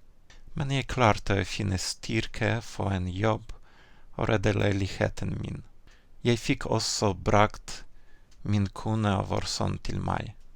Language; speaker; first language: Norwegian; non-native, fluent; Ukrainian